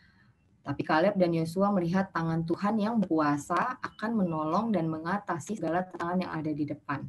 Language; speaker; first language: Indonesian; native; Indonesian